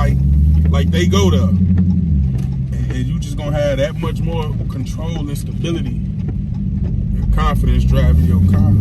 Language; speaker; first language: English; native; English